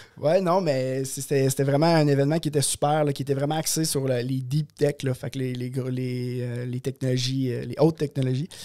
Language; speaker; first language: French; native; French